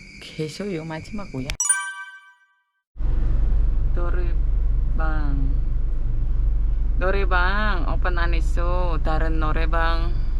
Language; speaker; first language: Korean; non-native, learner; Indonesian